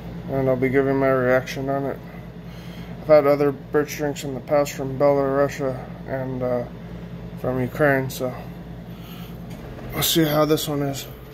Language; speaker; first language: English; native; English